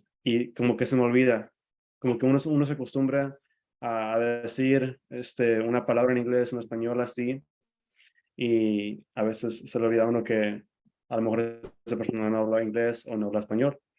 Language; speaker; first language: Spanish; early bilingual, other home language; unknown